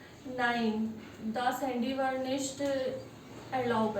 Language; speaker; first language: German; non-native, learner; Hindi